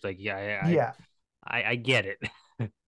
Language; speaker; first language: English; native; English